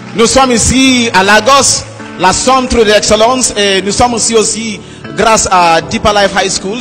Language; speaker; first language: French; non-native, learner; Yoruba